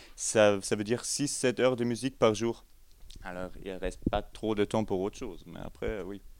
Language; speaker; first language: French; non-native, fluent; German